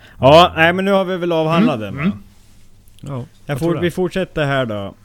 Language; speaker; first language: Swedish; native; Swedish